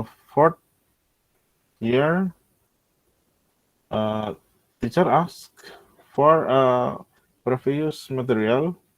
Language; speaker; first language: English; non-native, local second language; Indonesian